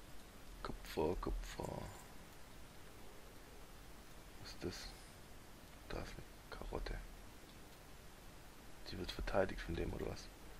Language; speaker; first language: German; native; German